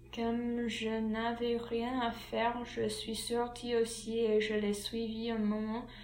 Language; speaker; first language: French; non-native, learner; English